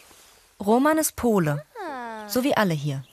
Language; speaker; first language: German; native; German